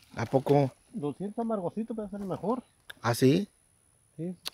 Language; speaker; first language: Spanish; native; Spanish